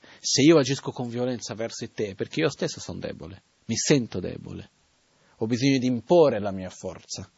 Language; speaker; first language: Italian; non-native, fluent; Portuguese